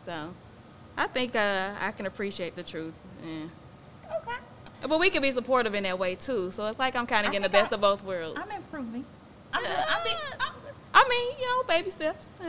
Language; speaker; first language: English; native; English